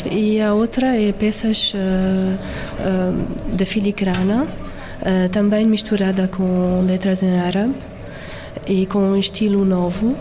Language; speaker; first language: Portuguese; non-native, fluent; Arabic